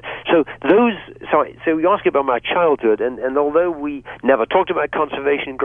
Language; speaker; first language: English; native; English